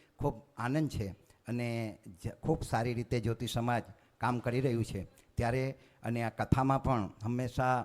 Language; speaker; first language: Gujarati; native; Gujarati